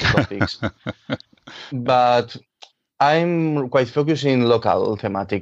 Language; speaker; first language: English; non-native, fluent; Catalan